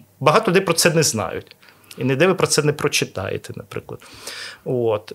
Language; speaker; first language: Ukrainian; non-native, local second language; Russian